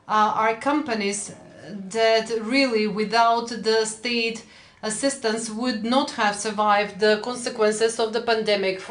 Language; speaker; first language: English; non-native, fluent; Macedonian